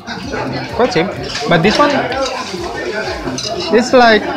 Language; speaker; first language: English; non-native, fluent; Indonesian